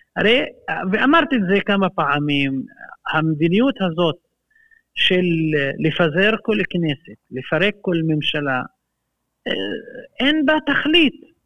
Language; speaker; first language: Hebrew; non-native, local second language; Arabic